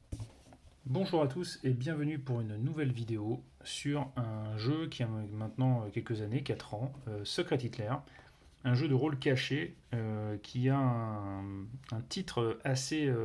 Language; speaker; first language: French; native; French